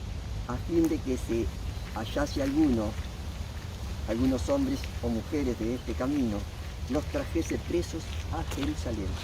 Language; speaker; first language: Spanish; native; Spanish